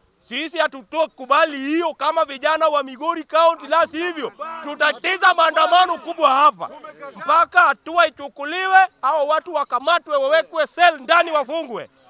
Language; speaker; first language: Swahili; non-native, local second language; Luo (Kenya and Tanzania)